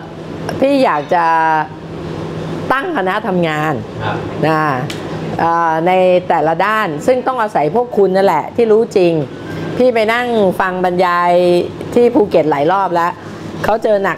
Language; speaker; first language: Thai; native; Thai